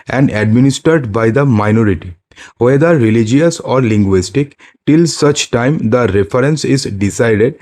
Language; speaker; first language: English; non-native, local second language; Bangla